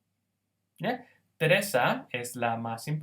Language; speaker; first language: Spanish; non-native, fluent; English